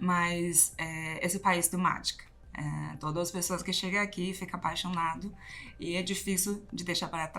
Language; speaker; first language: Portuguese; non-native, fluent; Chinese